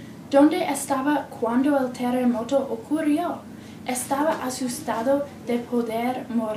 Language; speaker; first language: Spanish; non-native, learner; English